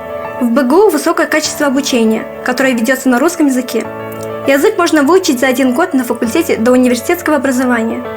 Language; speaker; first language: Russian; native; Russian